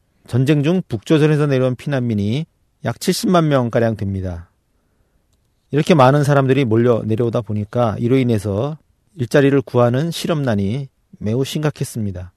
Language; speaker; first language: Korean; native; Korean